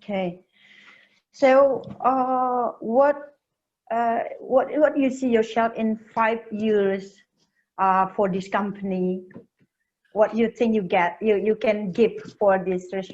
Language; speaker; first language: English; non-native, learner; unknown